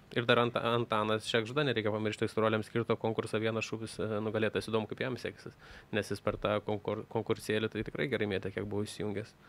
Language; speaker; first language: Lithuanian; native; Lithuanian